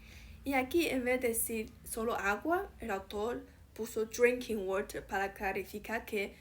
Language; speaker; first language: Spanish; non-native, fluent; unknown